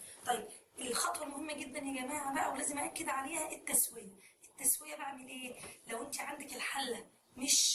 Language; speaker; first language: Arabic; native; Arabic